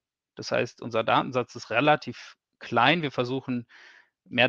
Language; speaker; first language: German; native; German